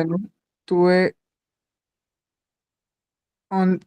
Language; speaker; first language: French; non-native, learner; Hindi